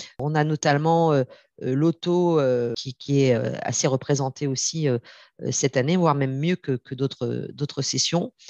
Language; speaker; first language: French; native; French